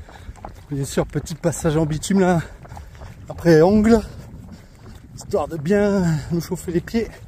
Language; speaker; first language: French; native; French